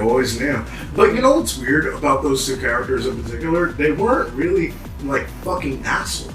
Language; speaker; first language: English; native; English